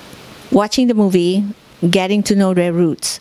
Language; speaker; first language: English; non-native, fluent; Indonesian